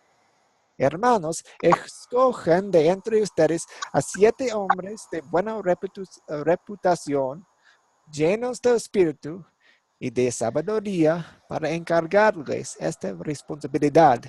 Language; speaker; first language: Spanish; non-native, fluent; English